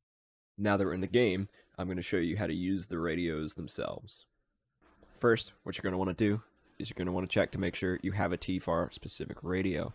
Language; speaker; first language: English; native; English